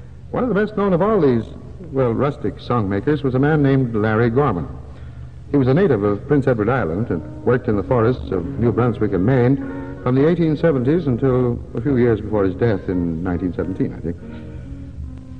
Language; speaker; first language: English; native; English